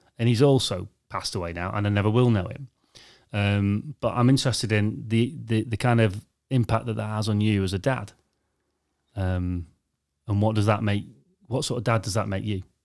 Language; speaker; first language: English; native; English